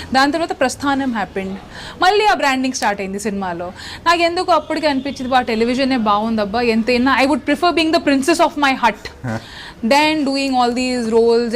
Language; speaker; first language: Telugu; non-native, local second language; Hindi